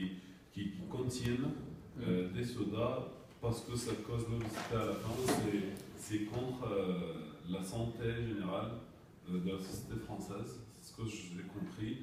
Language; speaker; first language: French; non-native, learner; Arabic